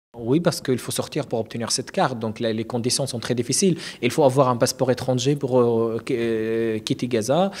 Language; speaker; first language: French; non-native, fluent; Arabic